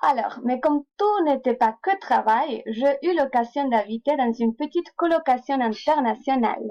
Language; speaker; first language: French; non-native, fluent; Spanish